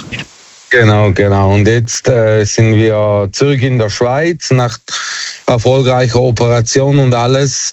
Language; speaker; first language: German; early bilingual, other home language; Turkish